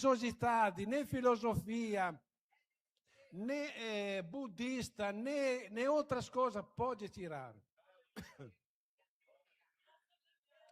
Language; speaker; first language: Portuguese; non-native, fluent; Italian